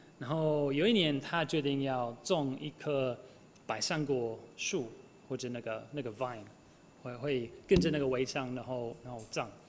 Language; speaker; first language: Chinese; non-native, fluent; English